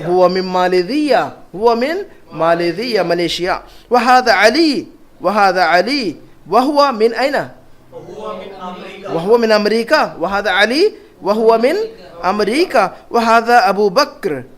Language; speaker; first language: Arabic; non-native, fluent; Urdu